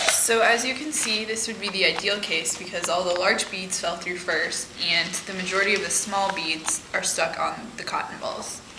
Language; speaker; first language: English; native; English